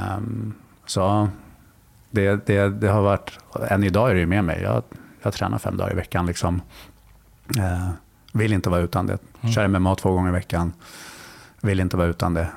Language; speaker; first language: Swedish; native; Swedish